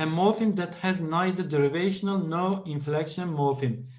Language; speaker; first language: English; non-native, fluent; Turkish